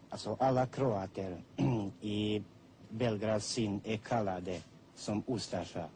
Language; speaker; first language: Swedish; non-native, fluent; Croatian